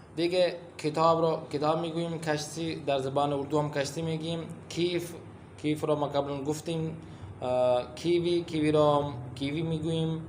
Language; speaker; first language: Persian; non-native, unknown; Urdu